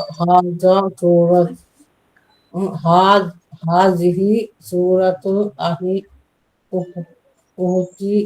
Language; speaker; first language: Arabic; non-native, learner; Divehi